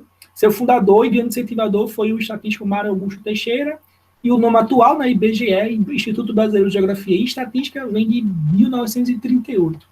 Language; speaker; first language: Portuguese; native; Portuguese